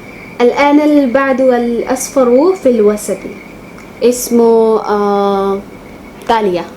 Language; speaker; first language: Arabic; non-native, local second language; Bangla